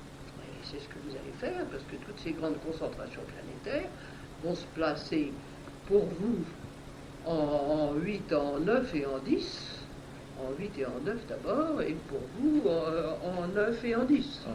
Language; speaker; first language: French; native; French